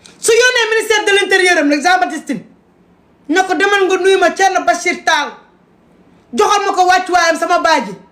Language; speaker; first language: Wolof; non-native, local second language; Fula